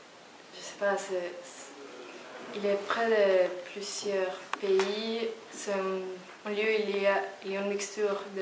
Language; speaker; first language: French; non-native, fluent; Spanish